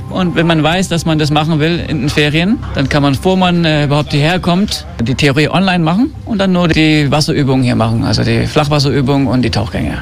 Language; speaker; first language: German; early bilingual, heritage; German